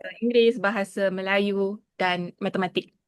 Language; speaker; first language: Indonesian; non-native, local second language; Malay